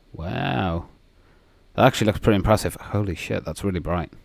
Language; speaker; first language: English; native; English